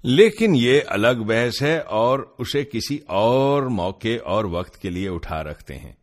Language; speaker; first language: Urdu; non-native, local second language; Punjabi